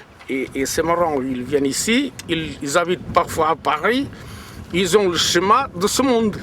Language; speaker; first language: French; non-native, fluent; Portuguese